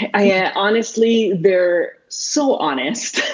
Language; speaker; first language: English; non-native, fluent; Spanish